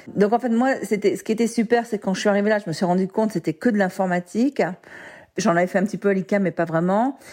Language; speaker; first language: French; native; French